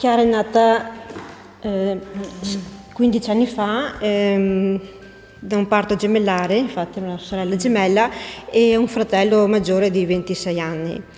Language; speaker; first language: Italian; native; Italian